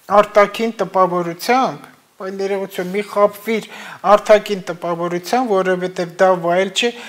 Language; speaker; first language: Armenian; native; Armenian